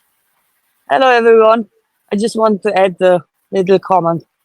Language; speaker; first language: English; non-native, fluent; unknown